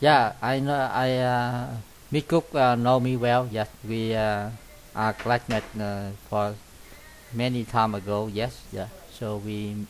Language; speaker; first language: English; non-native, learner; Vietnamese